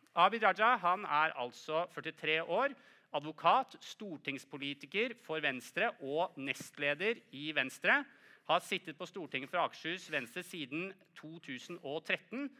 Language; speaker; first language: Norwegian; native; Norwegian